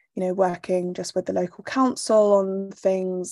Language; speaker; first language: English; native; English